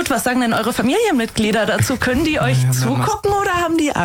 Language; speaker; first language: German; native; German